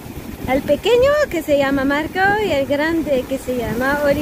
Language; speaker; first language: Spanish; non-native, learner; French